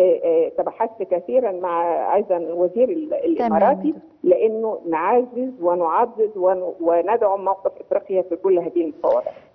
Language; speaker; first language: Arabic; native; Arabic